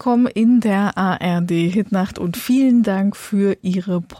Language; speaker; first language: German; native; German